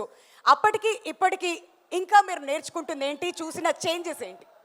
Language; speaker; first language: Telugu; native; Telugu